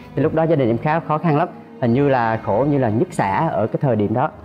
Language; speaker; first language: Vietnamese; native; Vietnamese